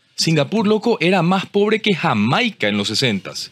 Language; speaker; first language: Spanish; native; Spanish